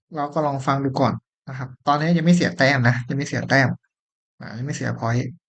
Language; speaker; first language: Thai; native; Thai